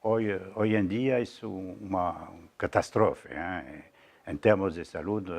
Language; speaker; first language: Spanish; non-native, fluent; French